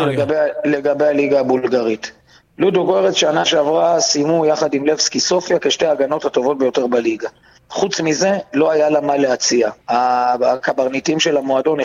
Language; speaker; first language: Hebrew; native; Hebrew